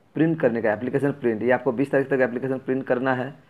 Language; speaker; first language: Hindi; native; Hindi